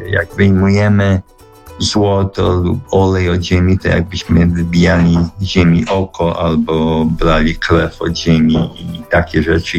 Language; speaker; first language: Polish; early bilingual, heritage; Polish